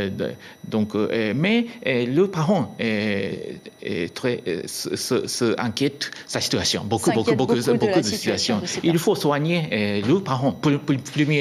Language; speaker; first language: French; non-native, learner; Japanese